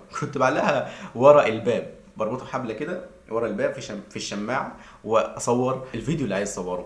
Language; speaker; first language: Arabic; native; Arabic